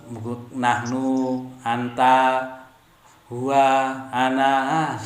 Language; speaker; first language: Arabic; non-native, fluent; Javanese